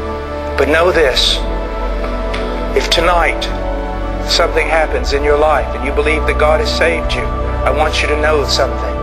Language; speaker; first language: English; native; English